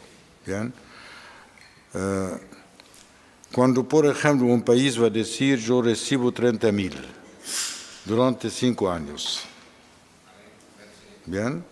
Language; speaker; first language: Spanish; non-native, fluent; Arabic